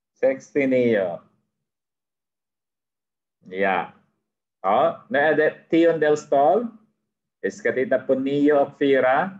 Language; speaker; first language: Swedish; non-native, fluent; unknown